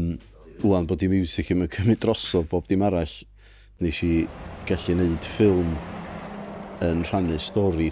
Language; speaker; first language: Welsh; native; Welsh